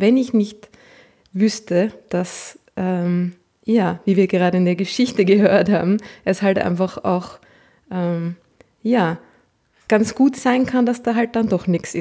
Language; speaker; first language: German; native; German